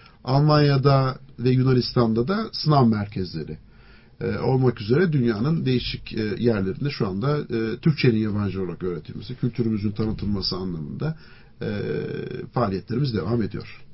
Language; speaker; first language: Turkish; native; Turkish